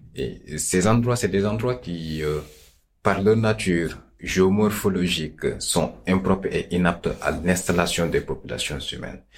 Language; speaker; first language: French; non-native, local second language; Wolof